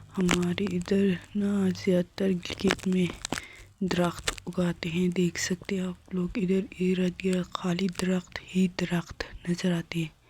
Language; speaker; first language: Urdu; non-native, local second language; Shina